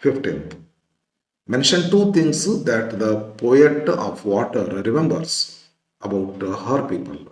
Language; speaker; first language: English; non-native, local second language; Kannada